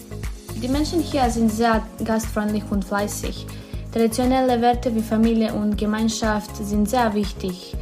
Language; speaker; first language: German; non-native, learner; Bosnian